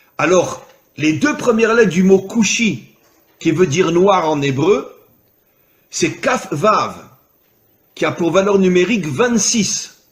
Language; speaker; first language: French; native; French